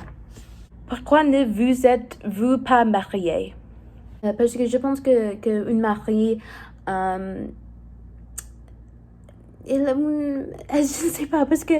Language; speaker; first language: French; non-native, learner; English